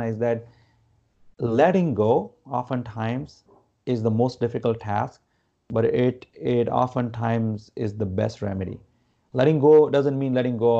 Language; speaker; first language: English; non-native, local second language; Gujarati